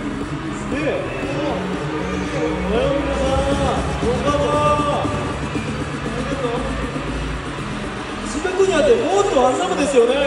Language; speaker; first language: Japanese; non-native, learner; Korean